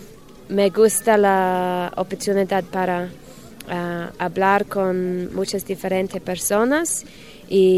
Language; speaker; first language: Spanish; non-native, learner; English